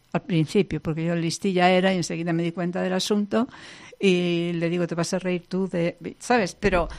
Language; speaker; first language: Spanish; non-native, local second language; Galician